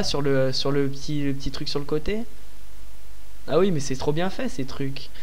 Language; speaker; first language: French; native; French